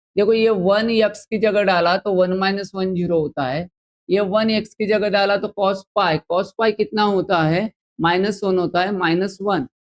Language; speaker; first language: Hindi; non-native, local second language; Marathi